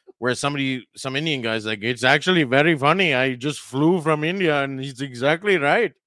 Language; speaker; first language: English; native; English